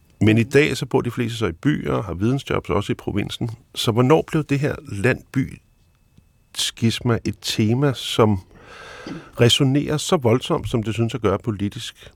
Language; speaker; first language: Danish; native; Danish